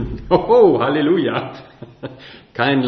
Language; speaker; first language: German; non-native, fluent; English